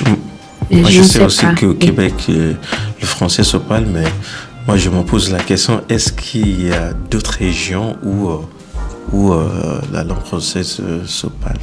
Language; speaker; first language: French; non-native, fluent; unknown